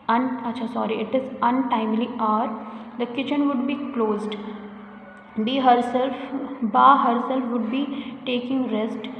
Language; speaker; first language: English; non-native, local second language; Hindi